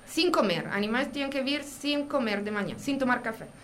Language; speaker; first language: Portuguese; non-native, learner; Italian